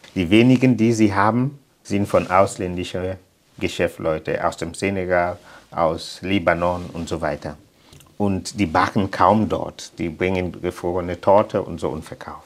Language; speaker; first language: German; non-native, fluent; English